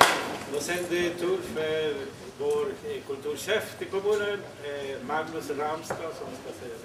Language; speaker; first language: Swedish; non-native, fluent; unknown